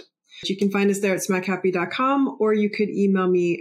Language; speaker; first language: English; native; English